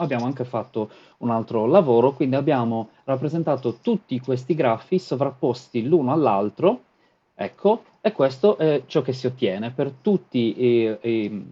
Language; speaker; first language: Italian; native; Italian